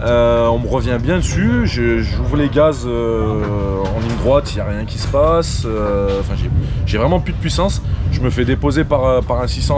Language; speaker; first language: French; native; French